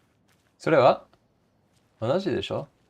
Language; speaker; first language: Japanese; non-native, learner; English